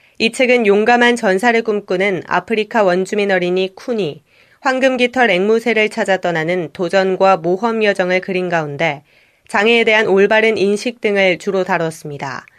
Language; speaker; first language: Korean; native; Korean